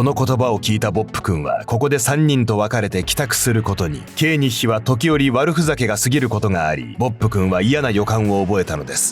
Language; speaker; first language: Japanese; native; Japanese